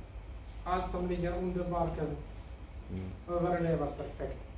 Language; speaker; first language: Swedish; non-native, learner; Russian